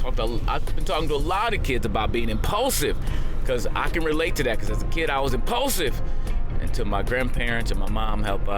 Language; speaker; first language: English; native; English